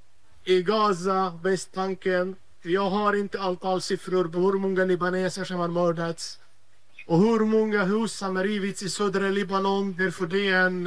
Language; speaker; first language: Swedish; non-native, fluent; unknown